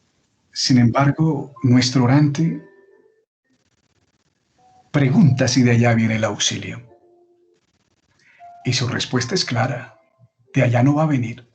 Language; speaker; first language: Spanish; native; Spanish